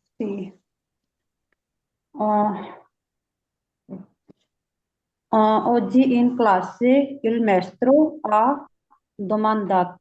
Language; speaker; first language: Italian; non-native, learner; Punjabi